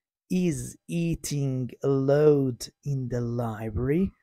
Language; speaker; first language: English; non-native, fluent; Persian